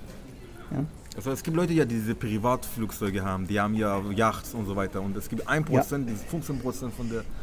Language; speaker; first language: German; non-native, fluent; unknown